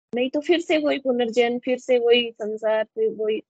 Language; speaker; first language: Hindi; native; Hindi